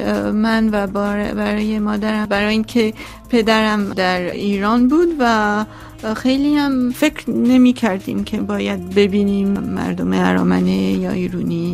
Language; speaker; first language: Persian; non-native, local second language; Armenian